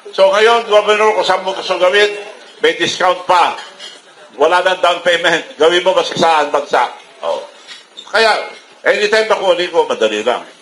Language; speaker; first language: Filipino; non-native, local second language; Iloko